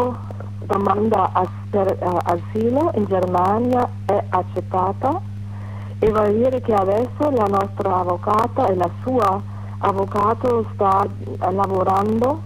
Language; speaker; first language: Italian; non-native, fluent; German